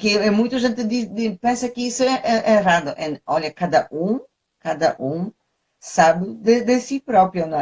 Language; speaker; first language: Portuguese; non-native, fluent; Polish